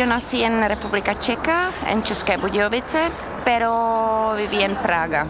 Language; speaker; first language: Spanish; non-native, fluent; Czech